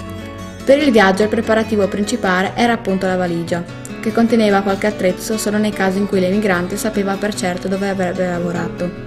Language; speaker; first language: Italian; native; Italian